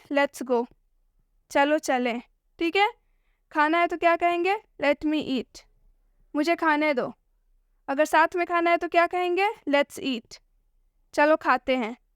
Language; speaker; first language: Hindi; native; Hindi